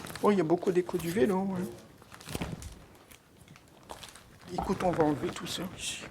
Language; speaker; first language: French; native; French